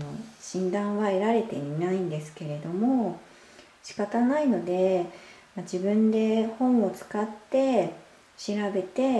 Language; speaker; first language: Japanese; native; Japanese